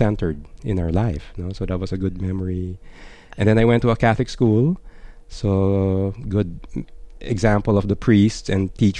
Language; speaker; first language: English; non-native, local second language; Filipino